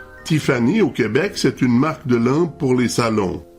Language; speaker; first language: French; native; French